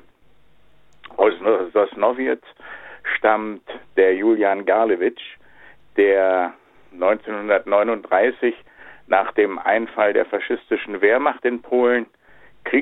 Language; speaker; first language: German; native; German